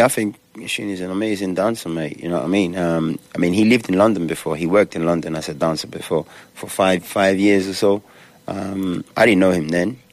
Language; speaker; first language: English; native; English